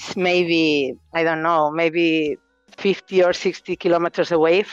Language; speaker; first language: English; non-native, fluent; Catalan